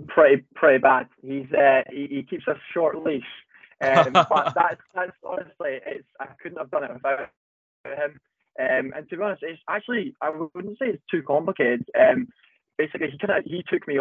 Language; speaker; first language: English; native; English